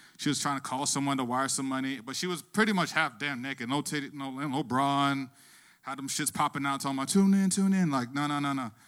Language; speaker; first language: English; native; English